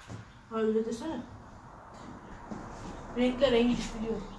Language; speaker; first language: Turkish; early bilingual, heritage; Turkish